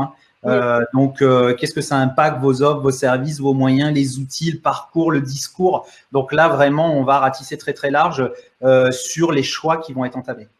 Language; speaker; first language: French; native; French